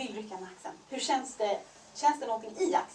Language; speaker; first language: Swedish; native; Swedish